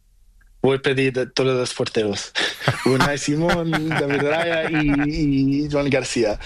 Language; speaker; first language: Spanish; non-native, learner; Portuguese